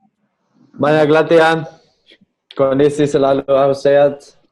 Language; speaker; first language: Indonesian; non-native, learner; Dutch